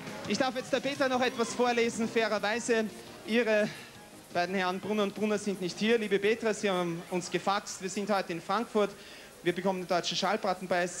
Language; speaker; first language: German; native; German